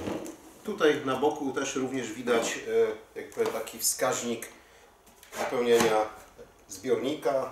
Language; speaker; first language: Polish; native; Polish